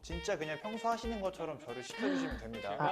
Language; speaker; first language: Korean; native; Korean